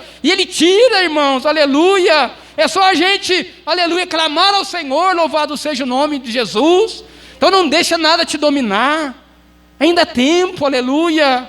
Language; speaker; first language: Portuguese; native; Portuguese